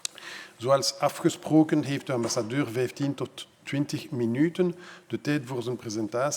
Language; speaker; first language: Dutch; non-native, local second language; French